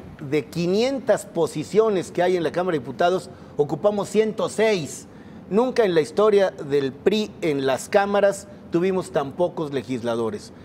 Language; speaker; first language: Spanish; native; Spanish